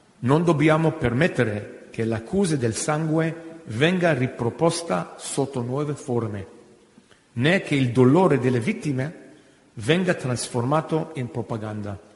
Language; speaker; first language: Italian; non-native, fluent; Hebrew